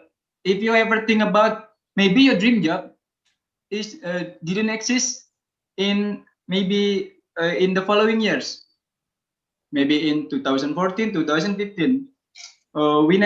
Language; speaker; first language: English; non-native, learner; Indonesian